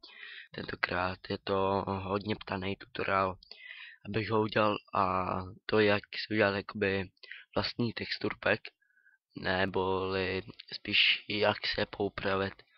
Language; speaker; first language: Czech; native; Czech